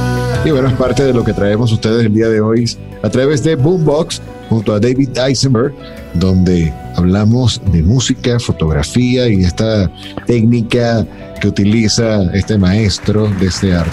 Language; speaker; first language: Spanish; native; Spanish